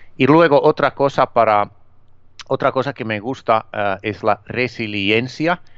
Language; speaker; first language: Spanish; non-native, fluent; Finnish